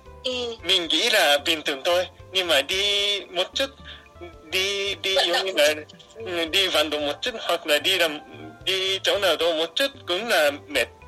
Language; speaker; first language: Vietnamese; non-native, fluent; Japanese